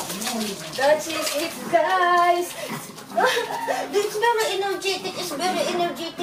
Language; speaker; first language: English; non-native, learner; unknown